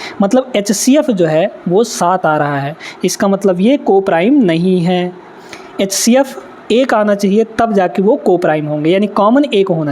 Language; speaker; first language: Hindi; native; Hindi